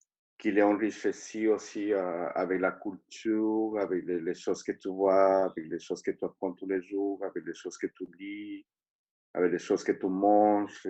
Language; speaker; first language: French; non-native, fluent; Spanish